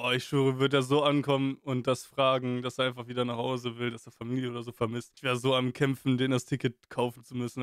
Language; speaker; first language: German; native; German